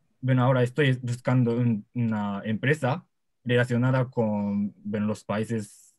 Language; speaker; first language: Spanish; non-native, learner; Japanese